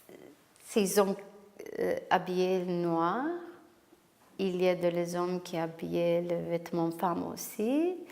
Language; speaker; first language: French; non-native, learner; Kurdish